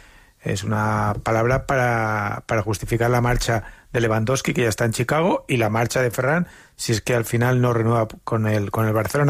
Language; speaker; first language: Spanish; native; Spanish